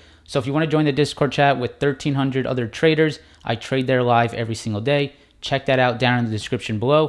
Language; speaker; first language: English; native; English